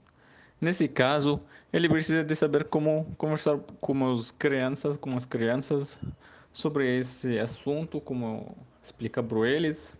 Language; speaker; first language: Portuguese; non-native, learner; Arabic